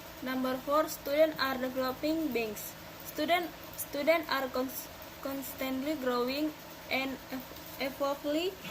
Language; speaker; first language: English; non-native, learner; Indonesian